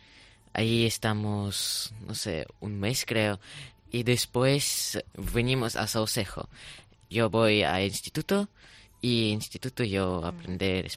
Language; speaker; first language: Spanish; non-native, learner; Ukrainian